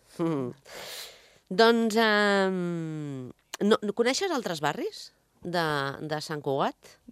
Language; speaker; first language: Catalan; native; Catalan